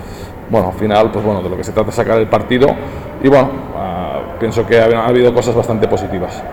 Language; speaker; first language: Spanish; native; Spanish